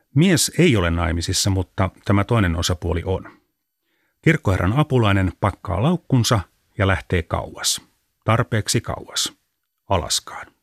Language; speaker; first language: Finnish; native; Finnish